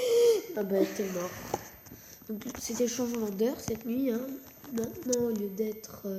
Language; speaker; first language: French; native; French